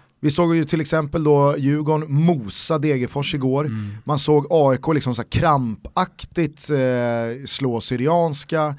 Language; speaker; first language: Swedish; native; Swedish